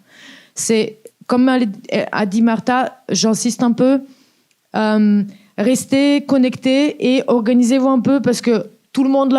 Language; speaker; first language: French; native; French